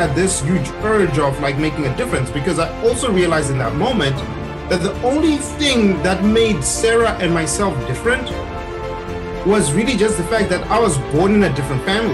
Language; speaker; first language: English; non-native, local second language; Shona